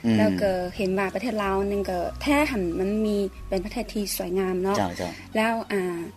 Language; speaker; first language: Lao; non-native, fluent; Chinese